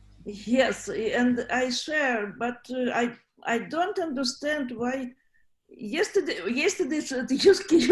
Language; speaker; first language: English; non-native, learner; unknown